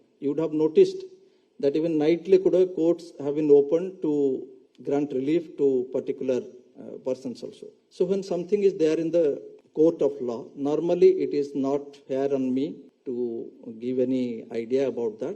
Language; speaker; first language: English; non-native, local second language; Tamil